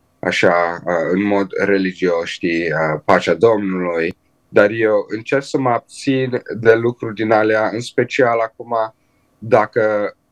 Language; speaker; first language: Romanian; early bilingual, heritage; Romanian